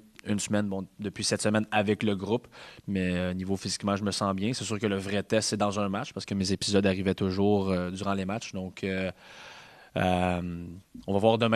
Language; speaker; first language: French; native; French